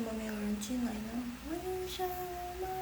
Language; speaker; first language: Chinese; non-native, fluent; Indonesian